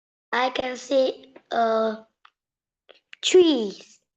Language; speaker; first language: English; non-native, learner; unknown